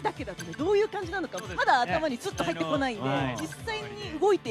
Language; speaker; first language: Japanese; native; Japanese